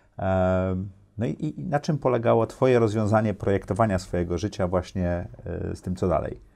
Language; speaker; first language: Polish; native; Polish